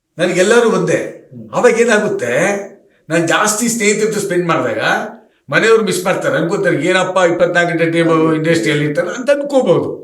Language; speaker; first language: Kannada; native; Kannada